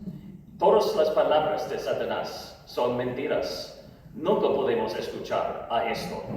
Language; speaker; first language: Spanish; non-native, learner; English